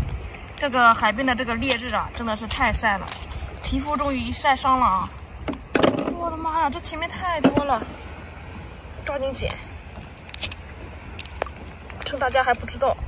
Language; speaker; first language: Chinese; native; Chinese